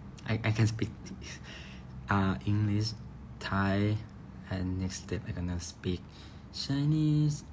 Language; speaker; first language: English; non-native, learner; Thai